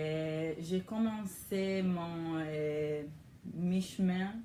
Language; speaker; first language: French; non-native, learner; Hebrew